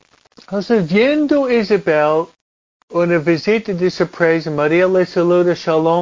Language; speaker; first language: Spanish; non-native, fluent; English